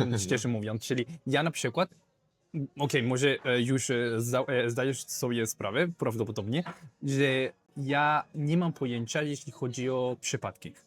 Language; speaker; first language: Polish; non-native, learner; Spanish